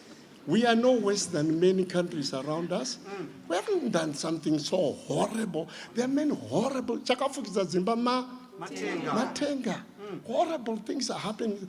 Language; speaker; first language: English; non-native, local second language; Shona